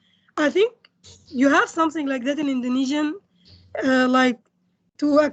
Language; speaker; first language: English; non-native, fluent; Indonesian